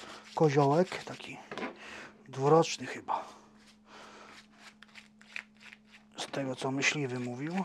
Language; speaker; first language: Polish; native; Polish